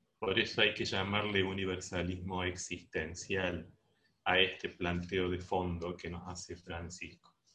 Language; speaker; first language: Spanish; native; Spanish